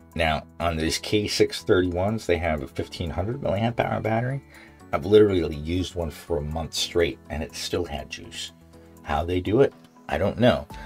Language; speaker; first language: English; native; English